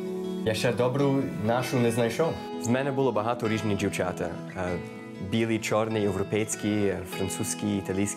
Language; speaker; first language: Ukrainian; early bilingual, heritage; Ukrainian